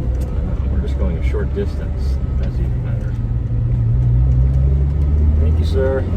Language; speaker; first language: English; native; English